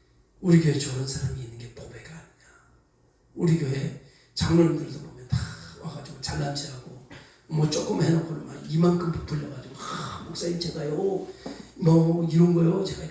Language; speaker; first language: Korean; native; Korean